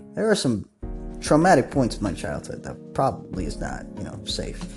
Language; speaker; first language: English; non-native, local second language; Nepali